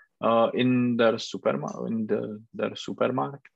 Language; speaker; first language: German; non-native, learner; Czech